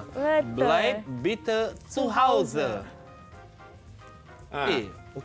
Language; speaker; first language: German; non-native, learner; Malay